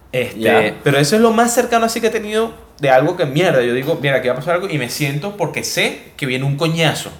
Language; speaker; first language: Spanish; native; Spanish